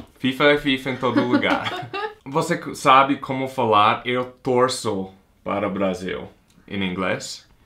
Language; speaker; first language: Portuguese; non-native, fluent; English